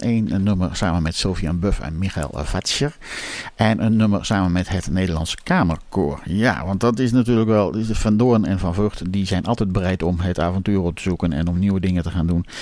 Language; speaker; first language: Dutch; native; Dutch